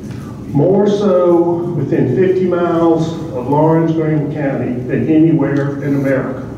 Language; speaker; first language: English; native; English